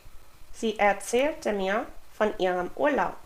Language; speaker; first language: German; non-native, fluent; English